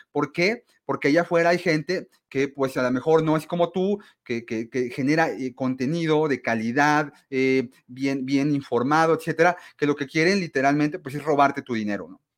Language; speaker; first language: Spanish; native; Spanish